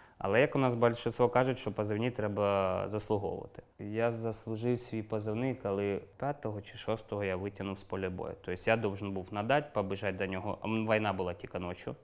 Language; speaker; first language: Ukrainian; non-native, local second language; Russian